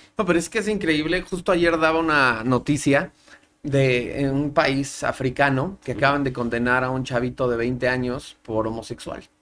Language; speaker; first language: Spanish; native; Spanish